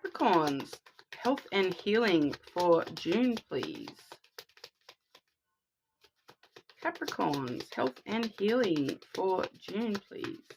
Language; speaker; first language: English; native; English